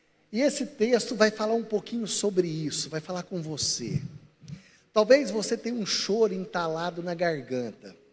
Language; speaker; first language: Portuguese; native; Portuguese